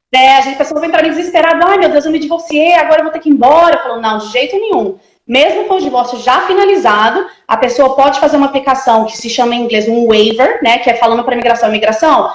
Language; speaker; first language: Portuguese; native; Portuguese